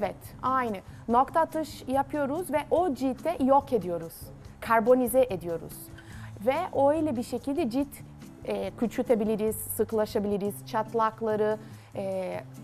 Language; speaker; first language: Turkish; non-native, learner; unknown